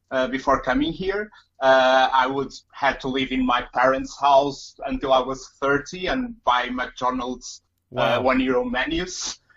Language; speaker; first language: English; non-native, fluent; Portuguese